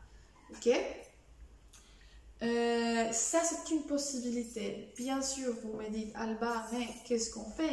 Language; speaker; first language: French; non-native, fluent; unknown